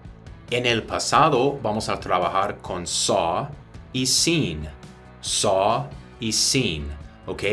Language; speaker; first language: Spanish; non-native, fluent; English